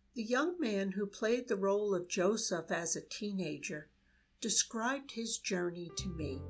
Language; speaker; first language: English; native; English